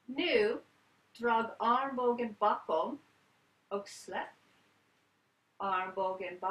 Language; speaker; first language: Swedish; non-native, learner; English